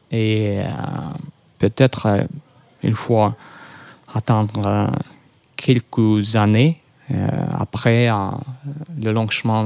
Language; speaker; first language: French; non-native, fluent; Russian